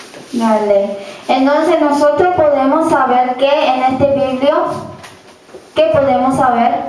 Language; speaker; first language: Spanish; non-native, learner; Korean